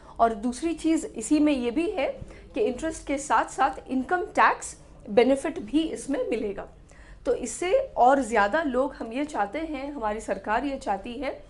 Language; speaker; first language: Hindi; native; Hindi